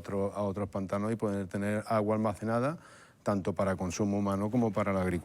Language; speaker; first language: Spanish; native; Spanish